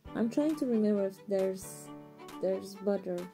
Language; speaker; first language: English; non-native, fluent; Portuguese